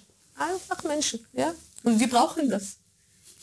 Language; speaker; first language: German; non-native, fluent; Arabic